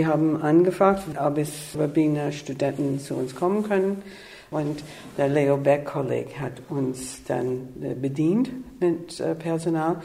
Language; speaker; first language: German; non-native, fluent; English